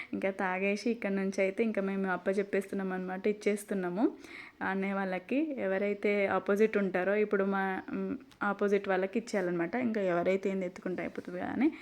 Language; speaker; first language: Telugu; non-native, local second language; Lambadi